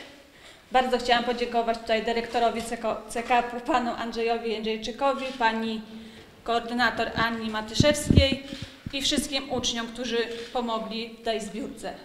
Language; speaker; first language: Polish; native; Polish